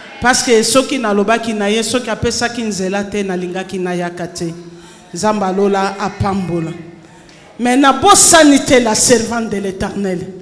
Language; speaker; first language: Lingala; non-native, local second language; Swahili